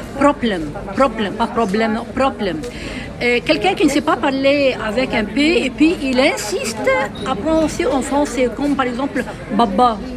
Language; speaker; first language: French; non-native, local second language; Arabic